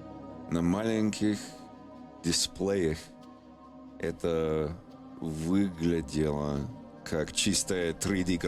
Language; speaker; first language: Russian; non-native, learner; English